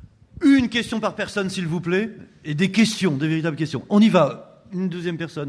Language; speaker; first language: French; native; French